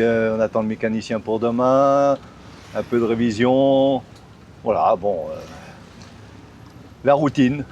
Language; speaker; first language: French; native; French